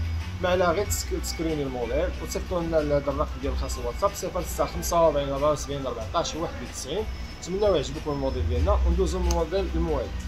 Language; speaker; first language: Arabic; native; Arabic